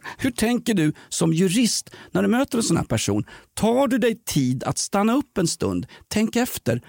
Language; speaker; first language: Swedish; native; Swedish